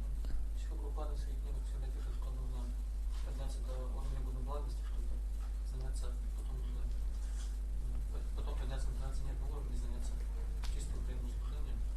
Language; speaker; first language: Russian; native; Russian